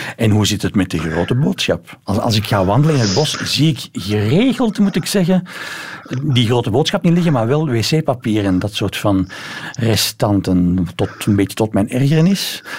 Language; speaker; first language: Dutch; native; Dutch